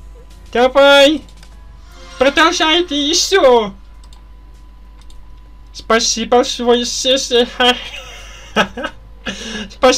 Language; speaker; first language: Russian; non-native, learner; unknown